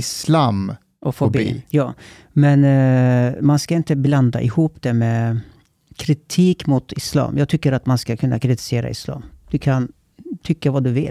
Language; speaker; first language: Swedish; early bilingual, other home language; Turkish